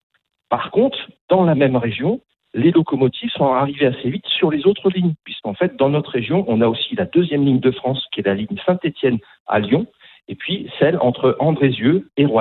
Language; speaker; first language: French; native; French